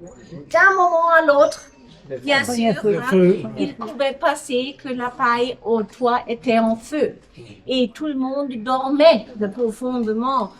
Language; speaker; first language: French; non-native, fluent; German